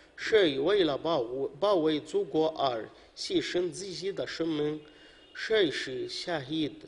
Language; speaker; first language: Chinese; non-native, learner; Arabic